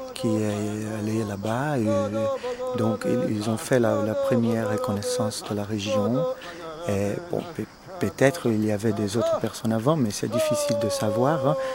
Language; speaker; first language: French; non-native, fluent; Portuguese